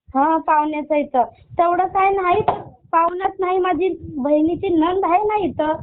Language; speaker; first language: Marathi; native; Marathi